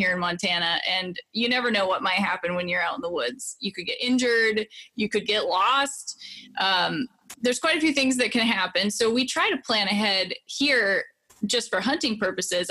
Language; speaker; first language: English; native; English